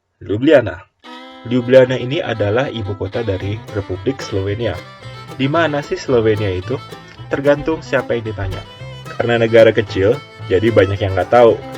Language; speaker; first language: Indonesian; native; Indonesian